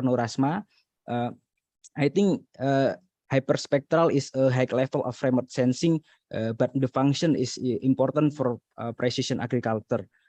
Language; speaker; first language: English; non-native, learner; Indonesian